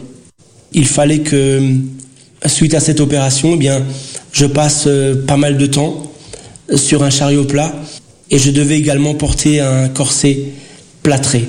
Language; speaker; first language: French; early bilingual, other home language; Portuguese